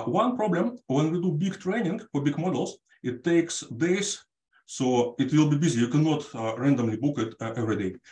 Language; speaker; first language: English; non-native, fluent; Russian